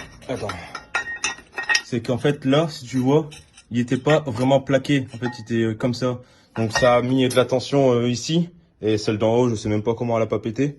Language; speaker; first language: French; native; French